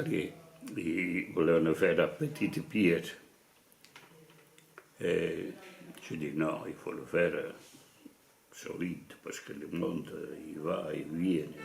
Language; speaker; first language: French; non-native, fluent; Italian